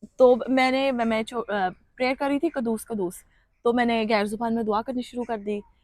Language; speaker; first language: Urdu; non-native, local second language; Punjabi